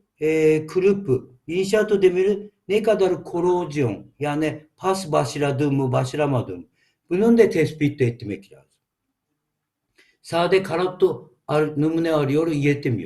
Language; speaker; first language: Turkish; non-native, learner; Japanese